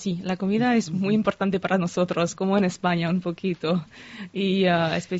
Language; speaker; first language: Spanish; non-native, fluent; French